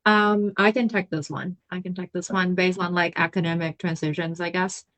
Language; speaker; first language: English; non-native, fluent; Vietnamese